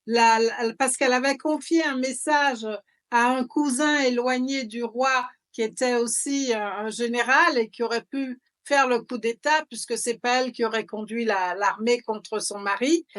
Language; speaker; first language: French; native; French